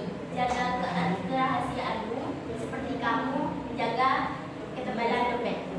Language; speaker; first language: Indonesian; native; Indonesian